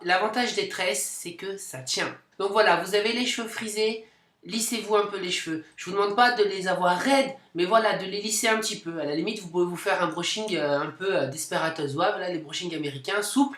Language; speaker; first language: French; native; French